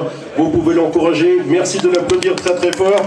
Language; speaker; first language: French; native; French